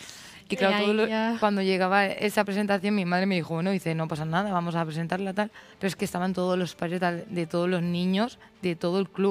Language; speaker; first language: Spanish; native; Spanish